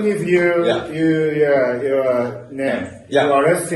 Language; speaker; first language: English; non-native, learner; Japanese